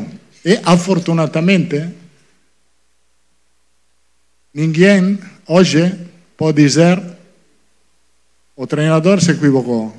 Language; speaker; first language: Portuguese; non-native, fluent; Italian